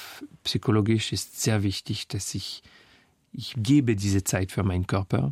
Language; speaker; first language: German; non-native, learner; French